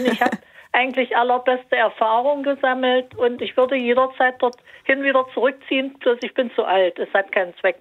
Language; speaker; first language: German; native; German